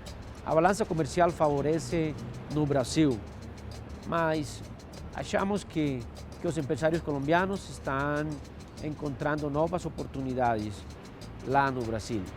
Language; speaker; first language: Portuguese; non-native, fluent; Spanish